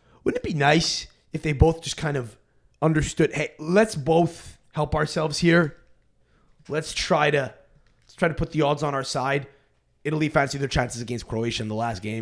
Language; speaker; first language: English; native; English